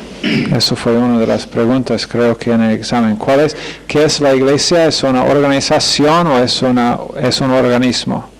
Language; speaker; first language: Spanish; non-native, fluent; English